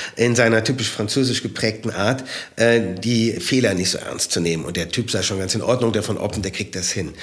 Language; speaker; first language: German; native; German